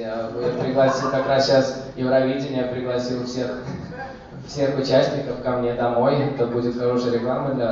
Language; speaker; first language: Russian; early bilingual, heritage; Russian